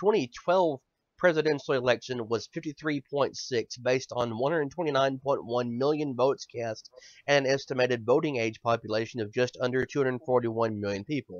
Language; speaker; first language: English; native; English